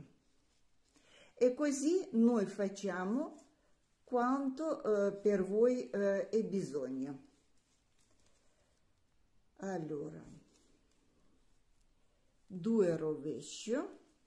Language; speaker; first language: Italian; non-native, learner; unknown